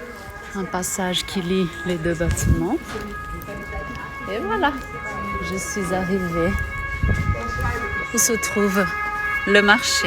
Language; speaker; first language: French; non-native, fluent; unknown